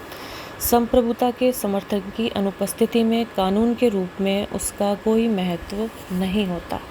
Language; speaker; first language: Hindi; native; Hindi